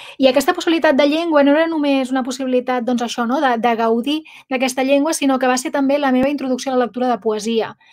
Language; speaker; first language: Catalan; non-native, local second language; Spanish